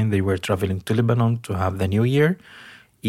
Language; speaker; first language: English; non-native, fluent; Arabic